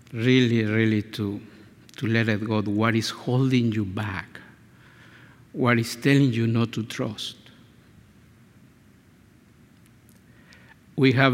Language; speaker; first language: English; non-native, fluent; Spanish